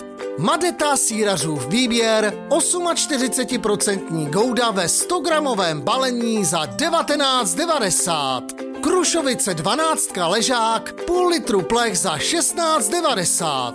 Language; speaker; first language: Czech; native; Czech